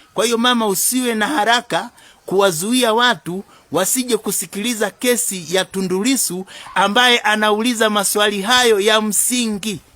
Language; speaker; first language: Swahili; native; Swahili